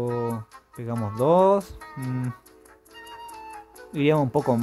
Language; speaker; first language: Spanish; native; Spanish